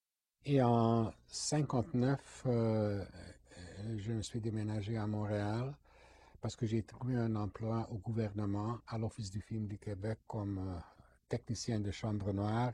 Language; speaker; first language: French; non-native, fluent; Hungarian